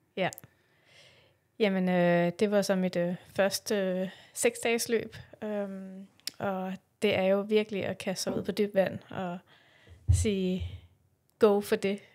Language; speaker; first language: Danish; native; Danish